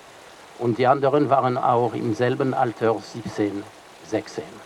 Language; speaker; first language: German; non-native, fluent; French